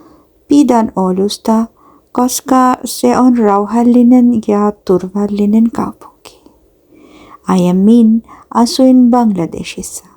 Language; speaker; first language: Finnish; non-native, learner; Bangla